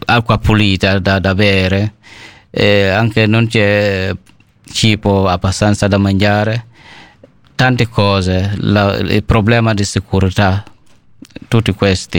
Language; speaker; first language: Italian; non-native, learner; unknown